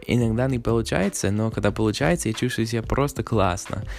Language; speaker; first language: Russian; non-native, fluent; English